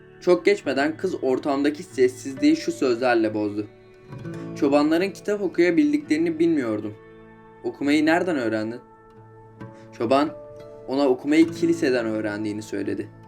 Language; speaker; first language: Turkish; native; Turkish